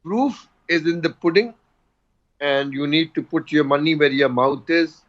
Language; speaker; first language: English; non-native, local second language; Urdu